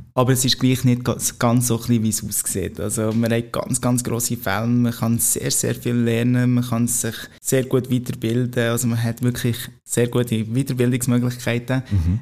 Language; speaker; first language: German; non-native, fluent; Portuguese